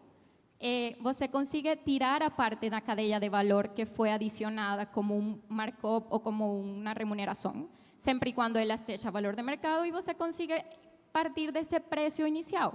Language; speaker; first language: Portuguese; non-native, fluent; Spanish